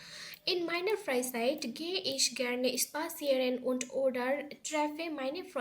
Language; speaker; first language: German; non-native, learner; Bangla